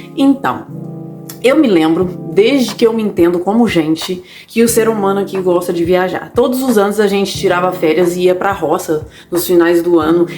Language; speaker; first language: Portuguese; native; Portuguese